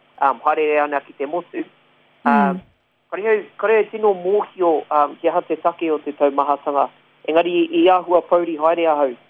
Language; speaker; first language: Māori; non-native, local second language; English